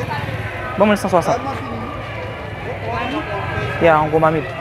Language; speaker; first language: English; non-native, fluent; Haitian Creole